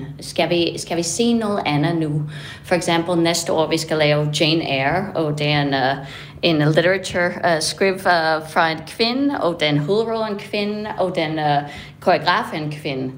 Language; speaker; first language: Danish; non-native, fluent; English